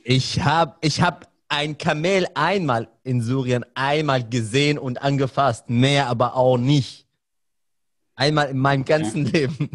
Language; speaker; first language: German; non-native, fluent; Arabic